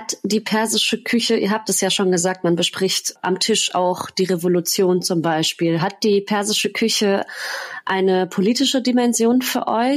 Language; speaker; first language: German; native; German